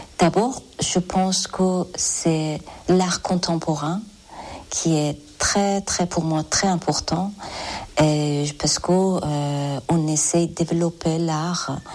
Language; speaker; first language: French; non-native, learner; Persian